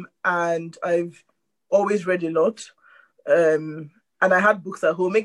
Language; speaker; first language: English; non-native, local second language; Yoruba